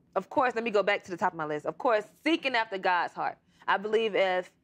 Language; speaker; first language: English; native; English